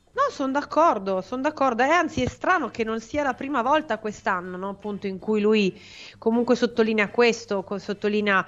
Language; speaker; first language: Italian; native; Italian